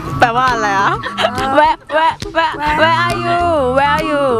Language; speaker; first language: English; non-native, learner; Thai